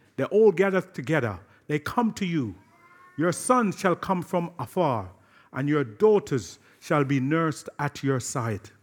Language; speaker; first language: English; native; English